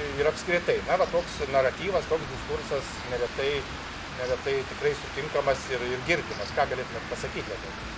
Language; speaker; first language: Lithuanian; native; Lithuanian